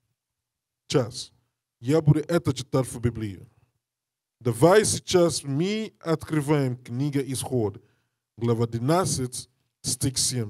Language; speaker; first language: Russian; non-native, learner; English